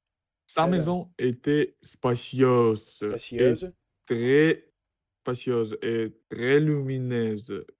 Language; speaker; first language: French; non-native, learner; Russian